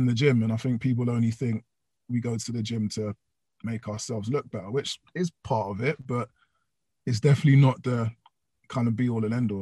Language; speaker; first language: English; native; English